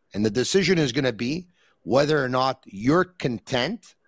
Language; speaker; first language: English; native; English